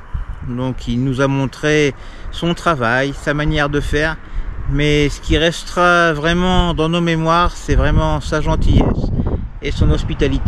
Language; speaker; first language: French; native; French